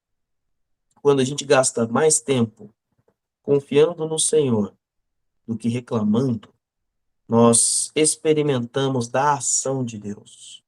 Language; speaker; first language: Portuguese; native; Portuguese